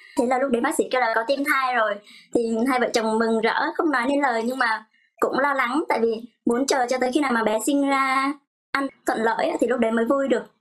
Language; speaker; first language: Vietnamese; native; Vietnamese